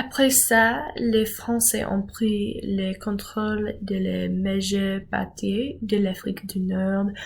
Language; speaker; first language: French; non-native, learner; English